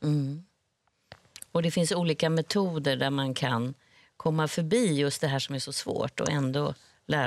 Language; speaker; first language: Swedish; native; Swedish